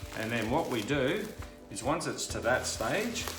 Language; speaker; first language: English; native; English